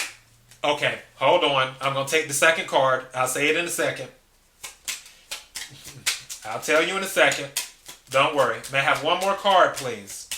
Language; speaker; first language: English; native; English